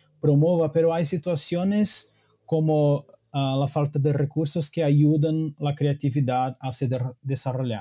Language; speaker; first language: Spanish; non-native, fluent; Portuguese